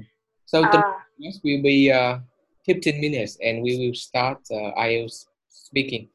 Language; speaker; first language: English; non-native, learner; Vietnamese